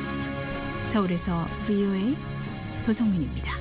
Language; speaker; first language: Korean; native; Korean